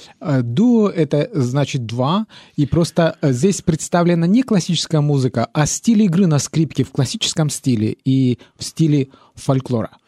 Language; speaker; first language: Russian; native; Russian